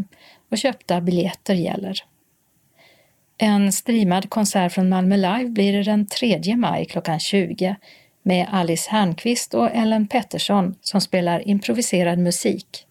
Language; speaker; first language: Swedish; native; Swedish